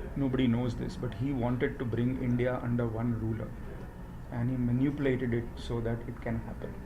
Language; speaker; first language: English; non-native, local second language; Hindi